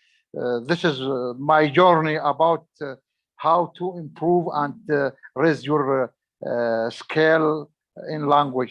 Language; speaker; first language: English; non-native, learner; Arabic